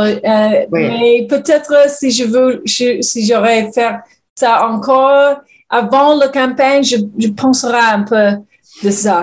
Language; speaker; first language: French; non-native, learner; English